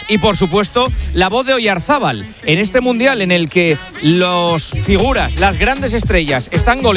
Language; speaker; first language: Spanish; native; Spanish